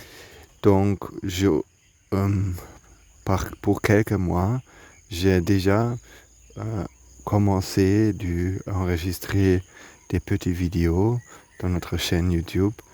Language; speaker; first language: French; non-native, learner; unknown